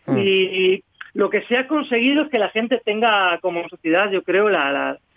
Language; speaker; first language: Spanish; native; Spanish